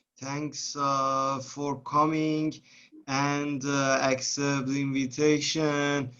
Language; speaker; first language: English; non-native, learner; Persian